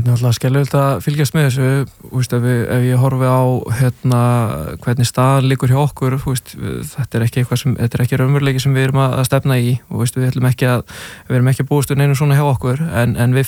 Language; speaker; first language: Icelandic; native; Icelandic